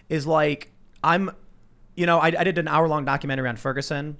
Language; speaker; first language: English; native; English